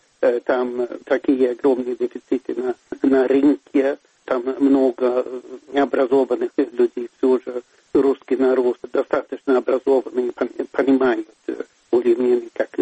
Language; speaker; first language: Russian; non-native, fluent; Swedish